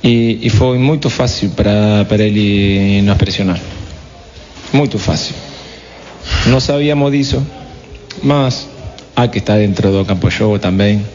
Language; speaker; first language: Portuguese; non-native, fluent; Spanish